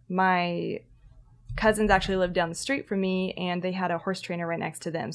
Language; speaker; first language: English; native; English